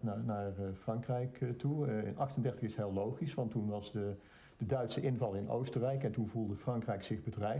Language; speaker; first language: Dutch; native; Dutch